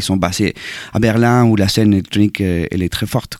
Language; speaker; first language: French; non-native, fluent; Spanish